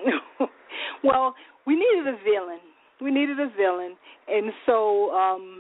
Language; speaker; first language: English; native; English